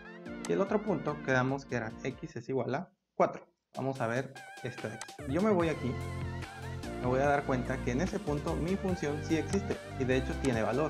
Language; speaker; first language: Spanish; native; Spanish